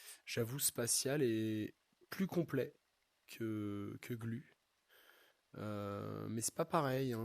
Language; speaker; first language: French; native; French